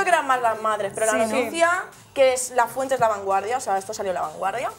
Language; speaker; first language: Spanish; native; Spanish